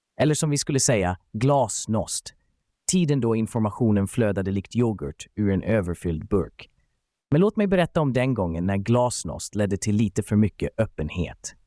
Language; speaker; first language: Swedish; native; Swedish